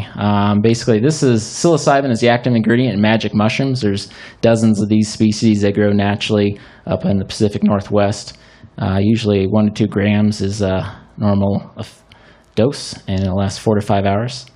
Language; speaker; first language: English; native; English